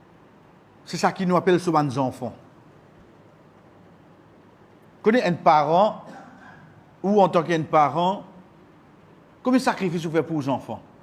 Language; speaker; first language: French; non-native, local second language; Morisyen